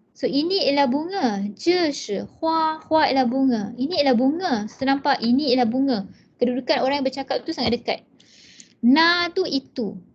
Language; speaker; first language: Malay; non-native, local second language; Chinese